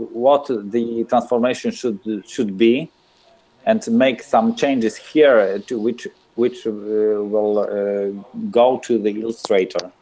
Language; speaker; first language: English; non-native, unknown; Polish